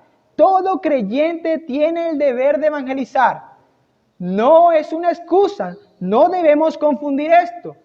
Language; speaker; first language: Spanish; native; Spanish